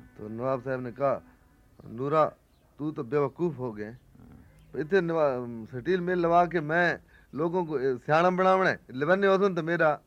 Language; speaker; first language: Urdu; non-native, local second language; Saraiki